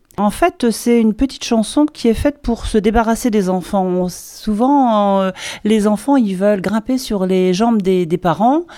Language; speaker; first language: French; native; French